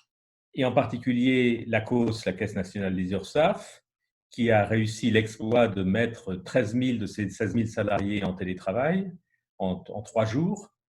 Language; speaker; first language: French; native; French